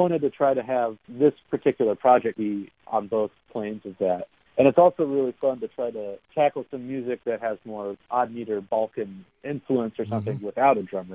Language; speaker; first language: English; native; English